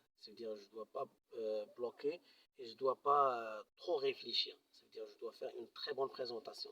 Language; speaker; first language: French; non-native, local second language; Arabic